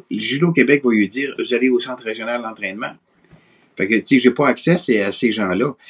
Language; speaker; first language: French; native; French